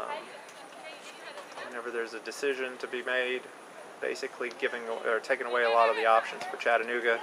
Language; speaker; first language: English; native; English